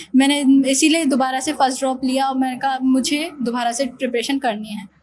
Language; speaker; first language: Hindi; native; Hindi